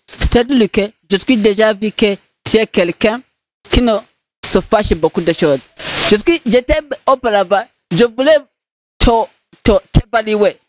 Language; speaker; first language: French; non-native, local second language; Rundi